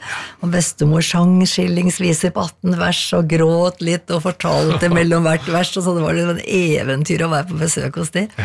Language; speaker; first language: Norwegian; native; Norwegian